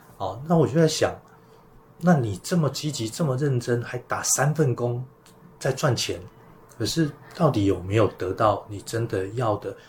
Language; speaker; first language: Chinese; native; Chinese